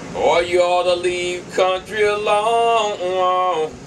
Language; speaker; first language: English; native; English